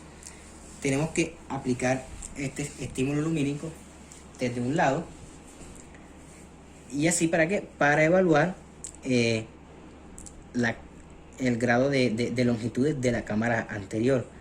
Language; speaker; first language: Spanish; native; Spanish